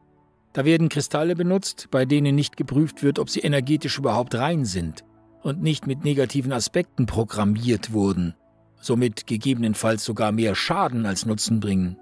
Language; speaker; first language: German; native; German